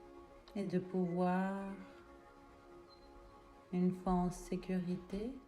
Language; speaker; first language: French; native; French